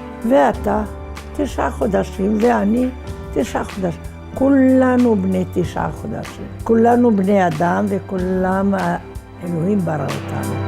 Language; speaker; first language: Hebrew; non-native, fluent; Arabic